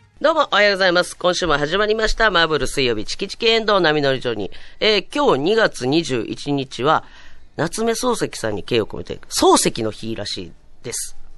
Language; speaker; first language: Japanese; native; Japanese